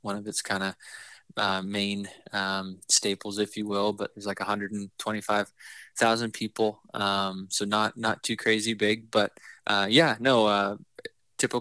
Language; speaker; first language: English; native; English